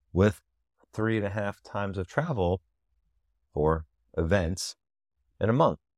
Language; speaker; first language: English; native; English